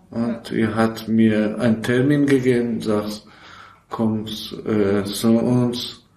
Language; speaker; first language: German; non-native, learner; Persian